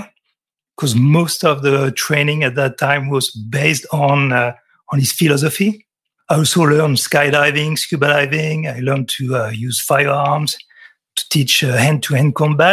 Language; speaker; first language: English; non-native, fluent; French